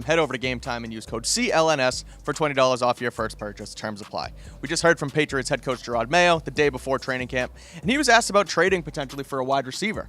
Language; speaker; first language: English; native; English